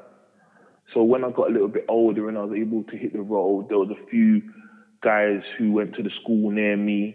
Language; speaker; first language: English; native; English